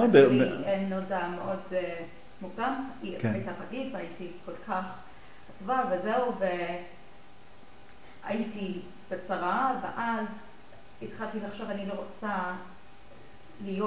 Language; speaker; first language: Hebrew; non-native, learner; English